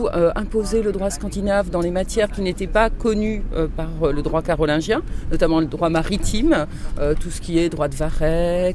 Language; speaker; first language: French; native; French